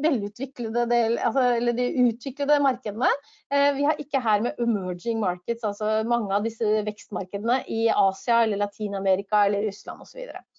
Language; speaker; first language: Norwegian; native; Norwegian